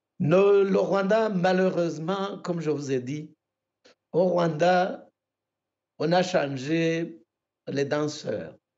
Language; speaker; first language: French; non-native, local second language; Kinyarwanda